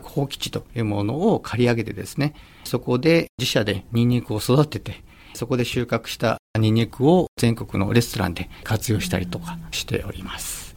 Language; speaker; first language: Japanese; native; Japanese